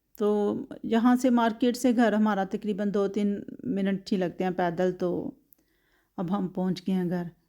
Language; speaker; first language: Urdu; native; Urdu